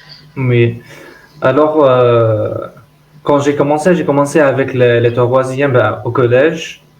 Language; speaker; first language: French; non-native, learner; Arabic